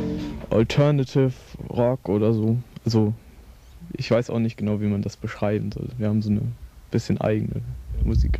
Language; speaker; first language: German; native; German